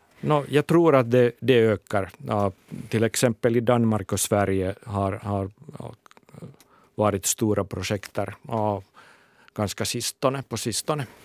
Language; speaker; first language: Swedish; non-native, local second language; Finnish